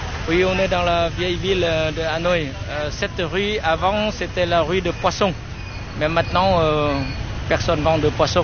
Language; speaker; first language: French; non-native, fluent; Vietnamese